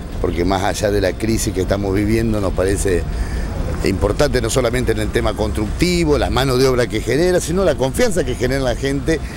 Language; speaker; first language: Spanish; native; Spanish